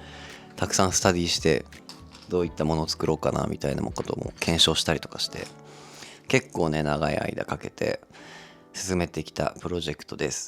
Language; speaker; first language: Japanese; native; Japanese